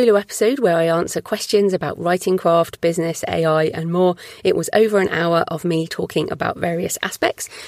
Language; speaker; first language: English; native; English